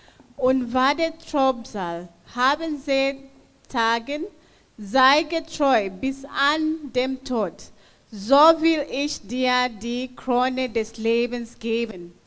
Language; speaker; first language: German; non-native, fluent; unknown